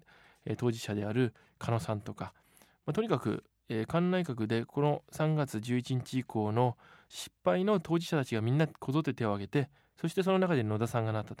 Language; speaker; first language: Japanese; native; Japanese